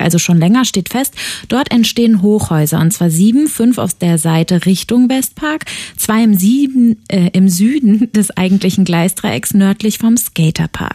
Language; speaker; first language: German; native; German